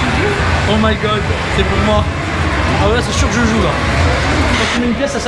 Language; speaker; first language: French; native; French